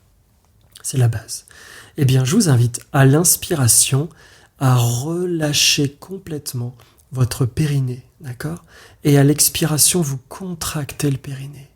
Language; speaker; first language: French; native; French